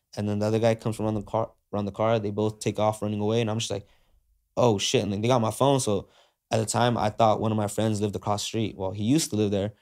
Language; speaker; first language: English; native; English